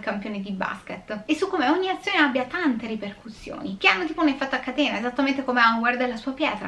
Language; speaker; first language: Italian; native; Italian